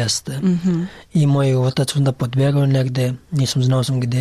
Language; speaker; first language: Serbian; non-native, learner; Pashto